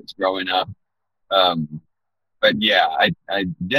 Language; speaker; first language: English; native; English